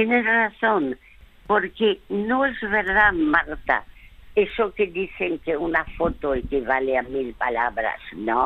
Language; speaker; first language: Spanish; early bilingual, other home language; French